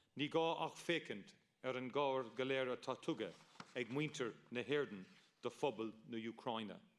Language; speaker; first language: Irish; non-native, local second language; English